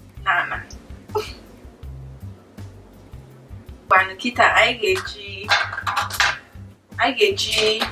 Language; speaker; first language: Igbo; early bilingual, heritage; English